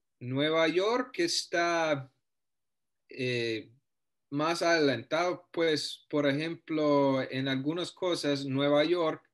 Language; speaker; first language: Spanish; non-native, fluent; English